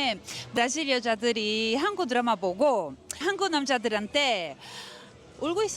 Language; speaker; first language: Korean; non-native, learner; Portuguese